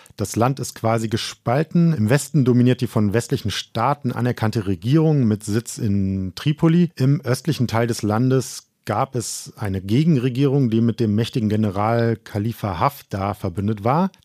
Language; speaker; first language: German; native; German